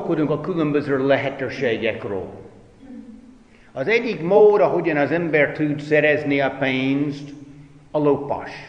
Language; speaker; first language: Hungarian; non-native, fluent; English